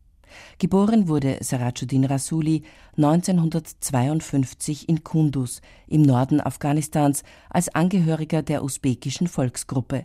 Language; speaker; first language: German; native; German